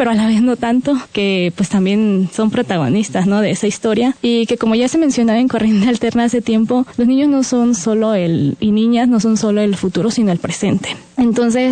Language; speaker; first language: Spanish; native; Spanish